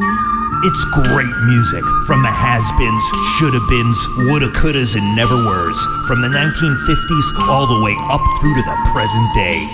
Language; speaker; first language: English; native; English